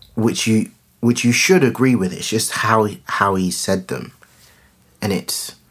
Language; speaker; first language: English; native; English